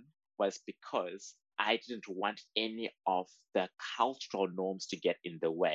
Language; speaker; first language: English; native; English